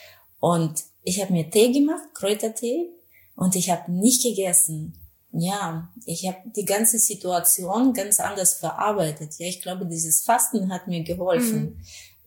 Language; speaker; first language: German; non-native, fluent; Russian